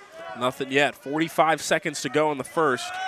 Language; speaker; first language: English; native; English